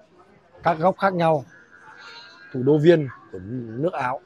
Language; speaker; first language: Vietnamese; native; Vietnamese